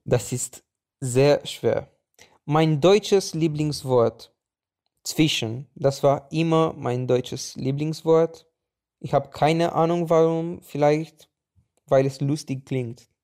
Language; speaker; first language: German; non-native, fluent; Romanian